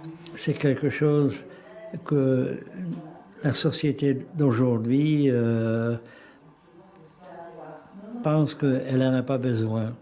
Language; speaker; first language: French; non-native, fluent; Czech